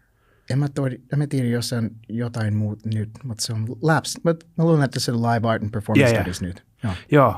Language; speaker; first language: Finnish; non-native, learner; English